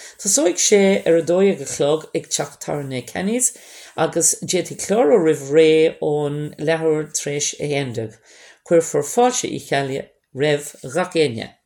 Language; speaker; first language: Irish; non-native, local second language; English